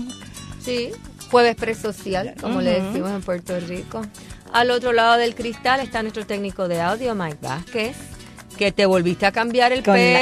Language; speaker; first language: Spanish; native; Spanish